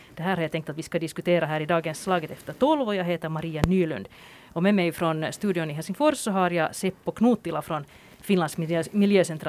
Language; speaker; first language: Swedish; native; Swedish